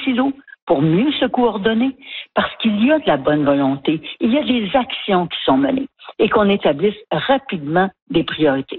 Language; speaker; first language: French; native; French